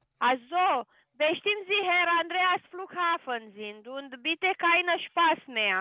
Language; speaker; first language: German; non-native, learner; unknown